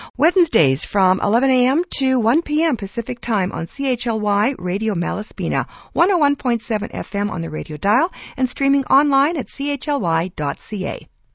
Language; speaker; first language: English; early bilingual, other home language; Ukrainian